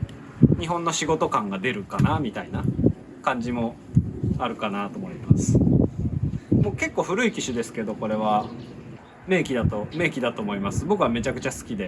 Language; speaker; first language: Japanese; native; Japanese